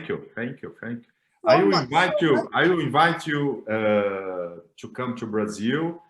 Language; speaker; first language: English; non-native, learner; Portuguese